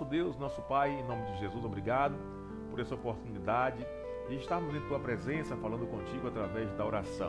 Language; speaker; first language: Portuguese; native; Portuguese